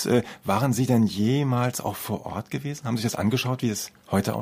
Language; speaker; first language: German; native; German